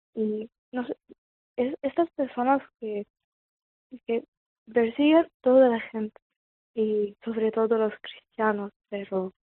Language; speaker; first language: Spanish; non-native, fluent; Arabic